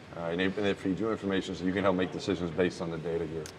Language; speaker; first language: English; native; English